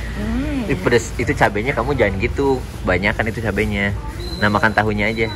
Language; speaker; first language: Indonesian; native; Indonesian